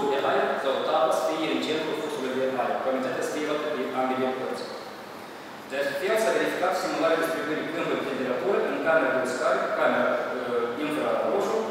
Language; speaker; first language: Romanian; native; Romanian